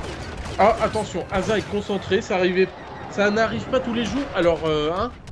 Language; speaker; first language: French; native; French